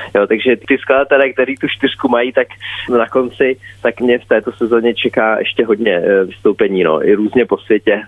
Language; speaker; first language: Czech; native; Czech